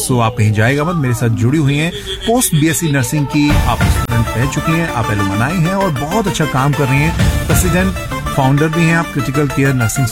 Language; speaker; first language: Hindi; native; Hindi